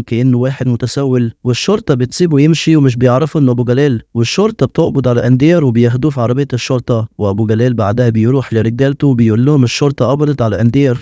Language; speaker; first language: Arabic; native; Arabic